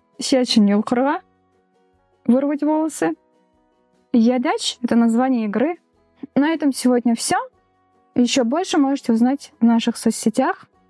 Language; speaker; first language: Russian; native; Russian